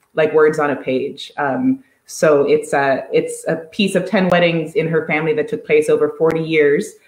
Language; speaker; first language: English; native; English